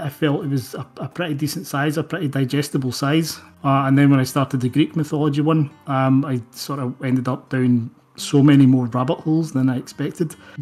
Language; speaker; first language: English; native; English